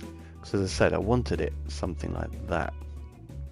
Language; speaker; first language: English; native; English